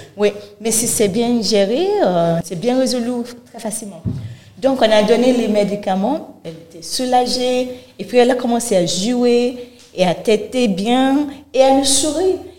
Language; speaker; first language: French; non-native, fluent; Yoruba